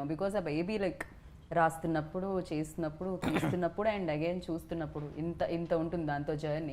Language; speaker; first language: Telugu; native; Telugu